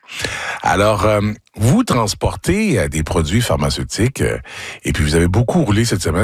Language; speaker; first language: French; native; French